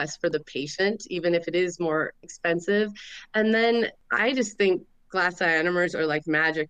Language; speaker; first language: English; native; English